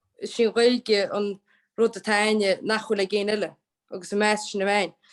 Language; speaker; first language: Irish; native; Irish